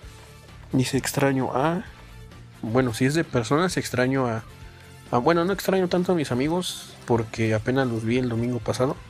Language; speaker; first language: Spanish; native; Spanish